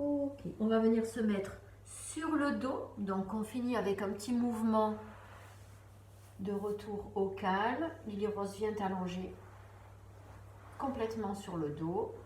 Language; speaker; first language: French; native; French